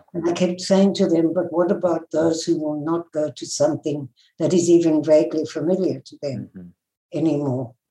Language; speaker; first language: English; native; English